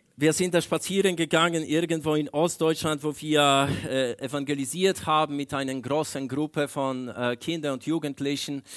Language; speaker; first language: German; non-native, fluent; Polish